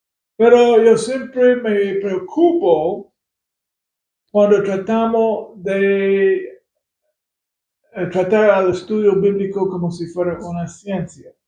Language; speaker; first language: Spanish; non-native, fluent; English